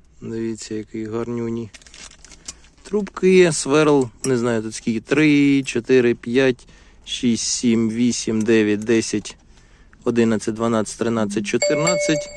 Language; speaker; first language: Ukrainian; non-native, local second language; Russian